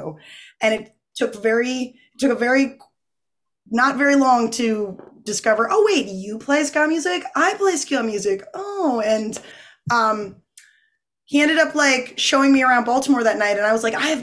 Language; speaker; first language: English; native; English